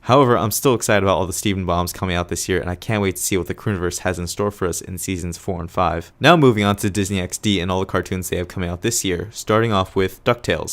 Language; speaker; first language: English; native; English